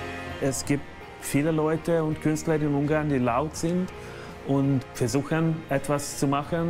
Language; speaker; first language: German; non-native, fluent; Hungarian